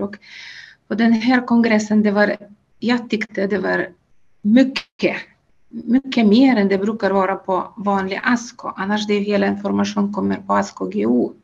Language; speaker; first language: Swedish; non-native, fluent; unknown